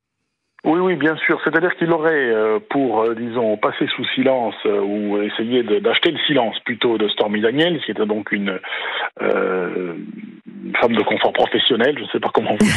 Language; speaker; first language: French; native; French